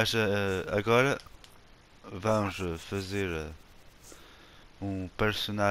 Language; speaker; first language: Portuguese; non-native, learner; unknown